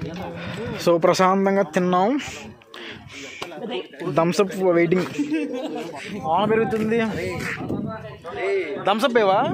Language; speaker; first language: Telugu; native; Telugu